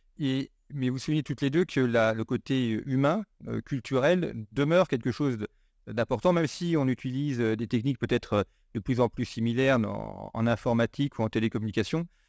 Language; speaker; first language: French; native; French